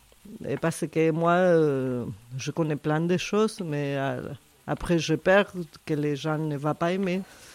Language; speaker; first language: French; non-native, fluent; Spanish